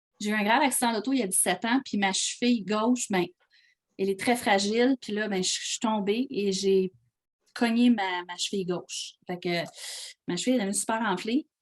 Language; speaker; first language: French; native; French